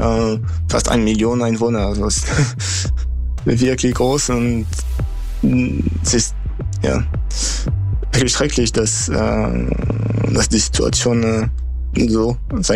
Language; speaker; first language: German; non-native, fluent; French